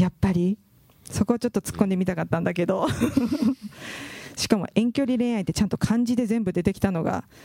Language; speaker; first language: Japanese; native; Japanese